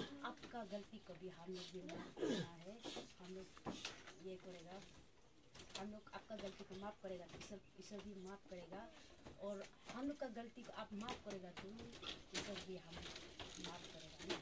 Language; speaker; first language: Hindi; non-native, local second language; Adi